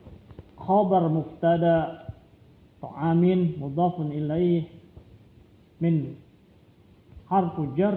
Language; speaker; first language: Arabic; non-native, learner; Indonesian